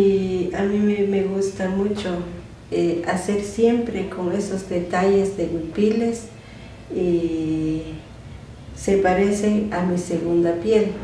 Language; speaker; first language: Spanish; non-native, local second language; Kaqchikel